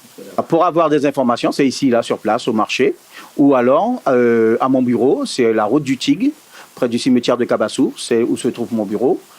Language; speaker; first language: French; native; French